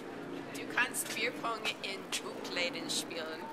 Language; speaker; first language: German; non-native, learner; English